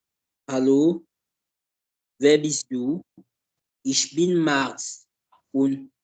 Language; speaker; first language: German; non-native, learner; French